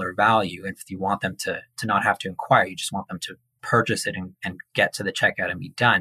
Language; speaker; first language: English; native; English